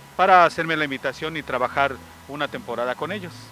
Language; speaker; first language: Spanish; native; Spanish